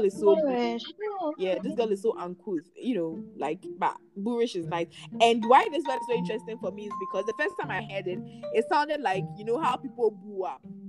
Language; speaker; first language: English; non-native, local second language; Akan